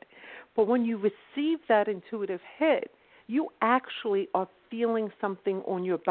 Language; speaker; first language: English; native; English